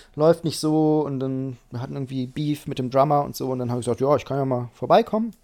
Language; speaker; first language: German; native; German